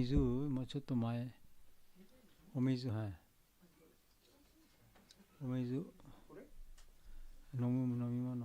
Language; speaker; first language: Japanese; non-native, learner; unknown